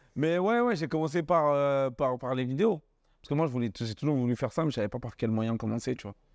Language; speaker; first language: French; early bilingual, other home language; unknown